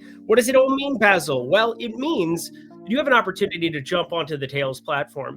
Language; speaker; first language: English; native; English